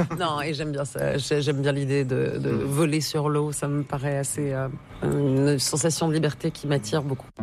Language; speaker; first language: French; native; French